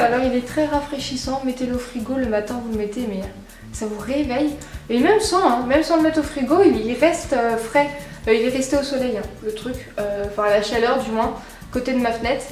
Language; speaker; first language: French; native; French